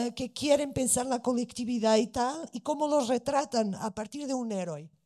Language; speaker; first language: Spanish; non-native, fluent; Portuguese